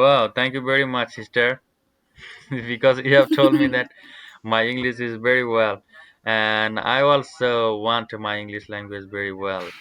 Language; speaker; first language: English; non-native, learner; Bangla